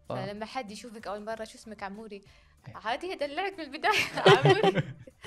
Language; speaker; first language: Arabic; native; Arabic